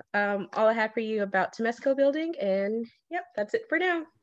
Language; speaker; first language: English; native; English